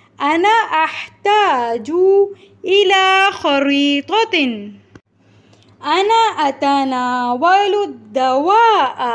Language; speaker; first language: Arabic; non-native, fluent; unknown